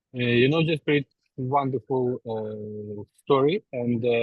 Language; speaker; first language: English; non-native, learner; Ukrainian